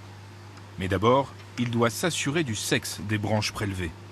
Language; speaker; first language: French; native; French